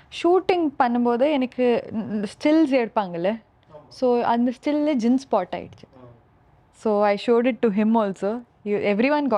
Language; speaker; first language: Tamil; early bilingual, heritage; Tamil